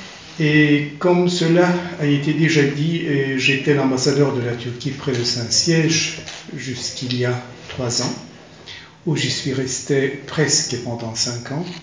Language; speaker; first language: French; non-native, fluent; Turkish